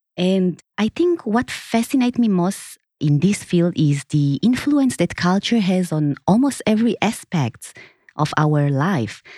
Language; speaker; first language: English; non-native, fluent; Hebrew